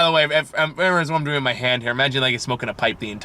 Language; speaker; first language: English; native; English